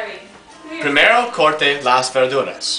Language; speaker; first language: Spanish; non-native, learner; English